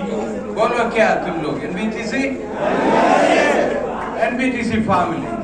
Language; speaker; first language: Hindi; non-native, local second language; Malayalam